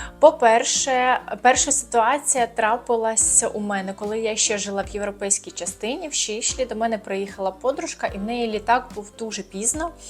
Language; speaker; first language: Ukrainian; non-native, local second language; Russian